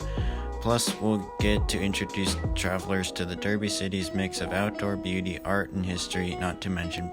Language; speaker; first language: English; native; English